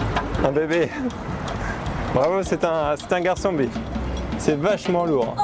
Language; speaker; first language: French; native; French